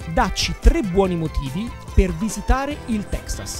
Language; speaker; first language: Italian; native; Italian